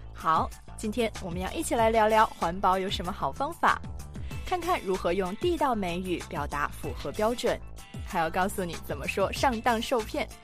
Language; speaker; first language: Chinese; native; Chinese